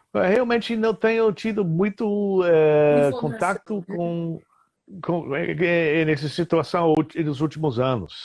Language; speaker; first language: Portuguese; non-native, fluent; English